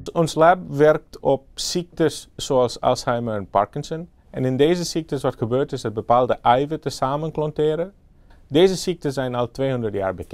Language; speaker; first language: Dutch; non-native, fluent; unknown